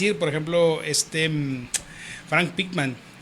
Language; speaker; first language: Spanish; native; Spanish